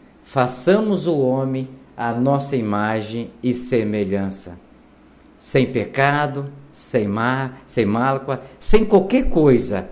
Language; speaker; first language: Portuguese; native; Portuguese